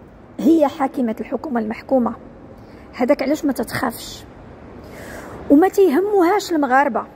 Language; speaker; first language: Arabic; native; Arabic